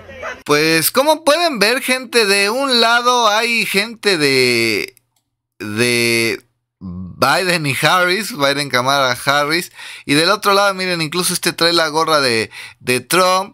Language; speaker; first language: Spanish; native; Spanish